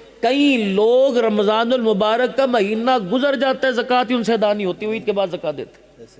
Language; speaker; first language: Urdu; non-native, local second language; Punjabi